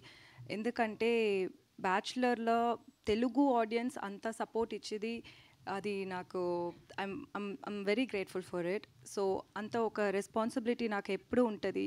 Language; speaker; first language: Telugu; non-native, learner; Tamil